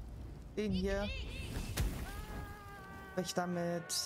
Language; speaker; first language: German; native; German